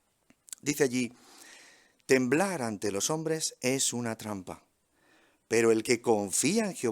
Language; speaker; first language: Spanish; native; Spanish